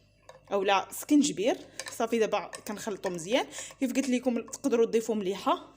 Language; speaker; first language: Arabic; native; Arabic